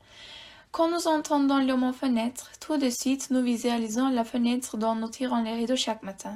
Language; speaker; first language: French; non-native, fluent; Turkish